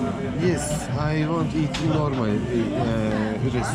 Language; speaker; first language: English; non-native, learner; Turkish